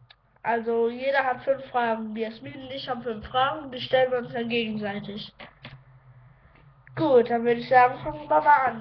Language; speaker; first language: German; native; German